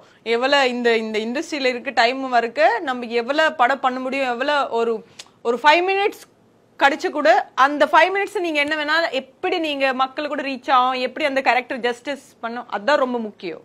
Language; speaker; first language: Tamil; non-native, learner; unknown